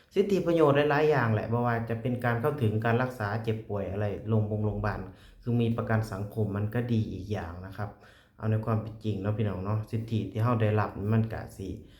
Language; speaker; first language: Thai; native; Thai